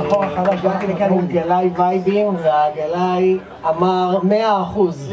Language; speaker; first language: Hebrew; native; Hebrew